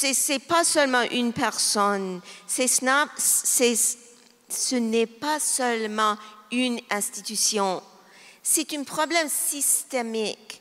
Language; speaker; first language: French; non-native, local second language; English